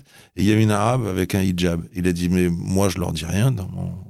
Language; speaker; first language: French; native; French